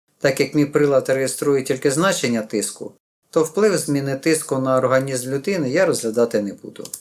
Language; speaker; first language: Ukrainian; non-native, local second language; Russian